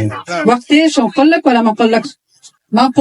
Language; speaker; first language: Arabic; native; Arabic